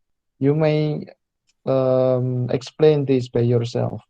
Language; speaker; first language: English; non-native, fluent; Indonesian